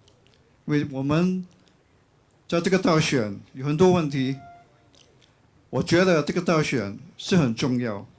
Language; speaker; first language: Chinese; non-native, local second language; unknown